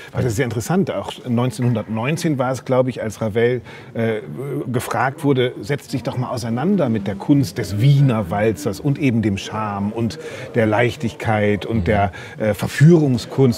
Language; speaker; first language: German; native; German